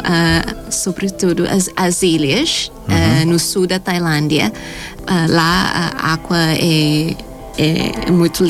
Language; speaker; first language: Portuguese; non-native, fluent; Thai